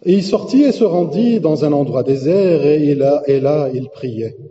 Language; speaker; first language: French; non-native, local second language; Arabic